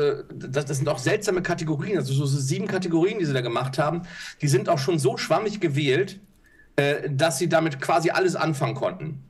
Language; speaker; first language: German; native; German